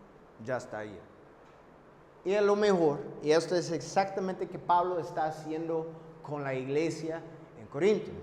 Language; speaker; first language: Spanish; non-native, fluent; English